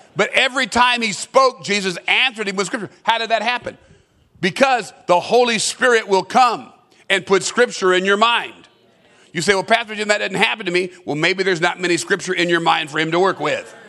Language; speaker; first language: English; native; English